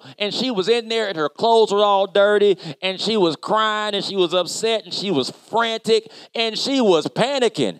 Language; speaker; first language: English; native; English